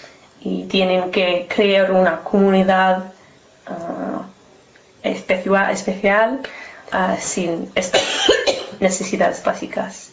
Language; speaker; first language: Spanish; non-native, learner; English